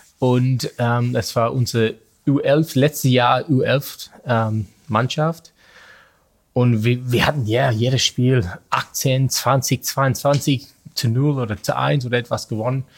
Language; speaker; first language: German; non-native, learner; English